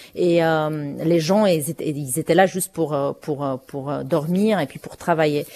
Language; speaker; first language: French; non-native, fluent; Romanian